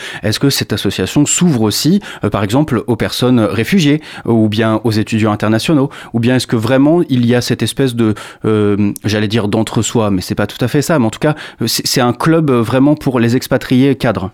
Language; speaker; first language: French; native; French